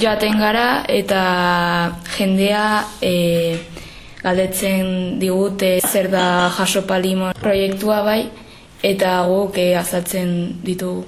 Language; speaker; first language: Basque; non-native, local second language; Spanish